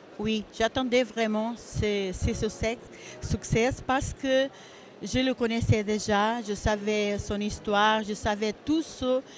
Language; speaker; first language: French; non-native, learner; Portuguese